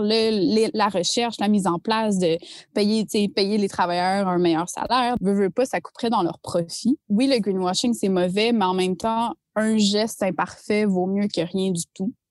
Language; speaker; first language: French; native; French